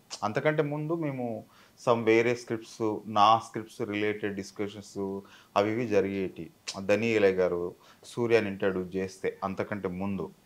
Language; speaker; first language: Telugu; native; Telugu